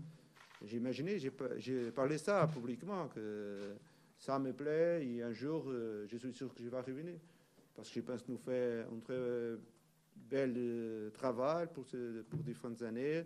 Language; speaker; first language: French; non-native, learner; Portuguese